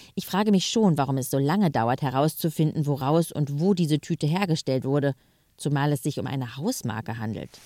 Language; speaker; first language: German; native; German